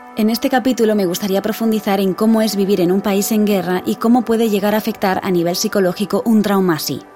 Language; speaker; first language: Spanish; native; Spanish